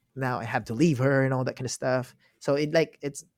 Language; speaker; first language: English; non-native, local second language; Filipino